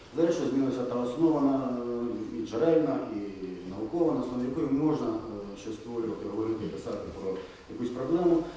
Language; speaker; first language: Ukrainian; native; Ukrainian